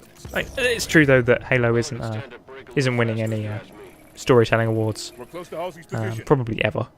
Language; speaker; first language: English; native; English